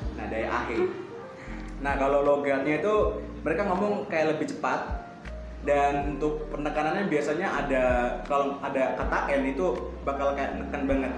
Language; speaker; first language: Indonesian; native; Indonesian